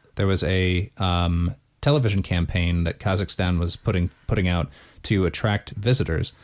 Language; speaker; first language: English; native; English